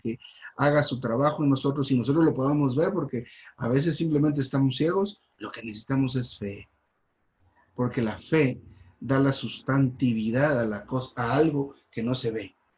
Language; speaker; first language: Spanish; native; Spanish